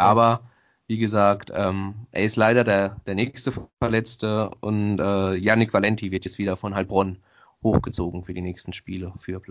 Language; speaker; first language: German; native; German